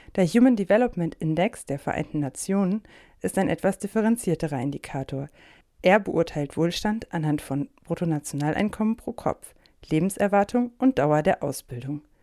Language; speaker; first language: German; native; German